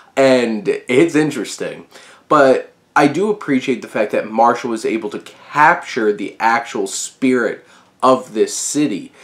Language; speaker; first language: English; native; English